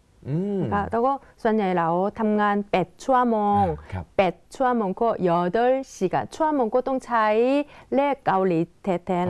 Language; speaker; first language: Thai; non-native, fluent; Korean